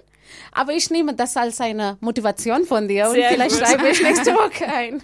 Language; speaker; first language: German; non-native, learner; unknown